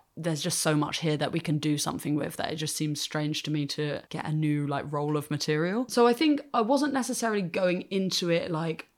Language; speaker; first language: English; native; English